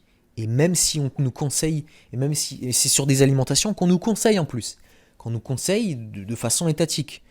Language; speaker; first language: French; native; French